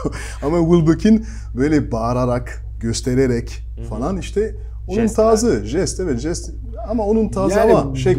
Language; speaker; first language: Turkish; non-native, fluent; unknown